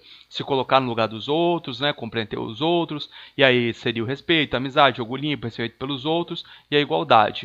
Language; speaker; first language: Portuguese; native; Portuguese